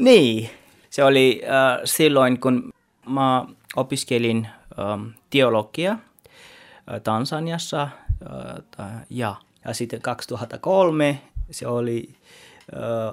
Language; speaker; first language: Finnish; non-native, learner; Tswana